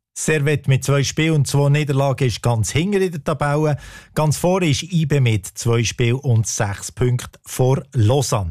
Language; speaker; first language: German; native; German